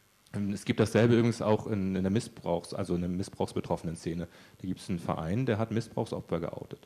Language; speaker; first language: German; native; German